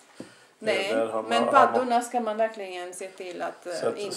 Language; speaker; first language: Swedish; non-native, fluent; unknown